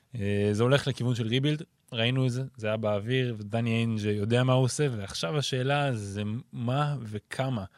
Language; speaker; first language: Hebrew; native; Hebrew